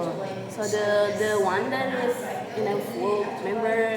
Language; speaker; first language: English; non-native, learner; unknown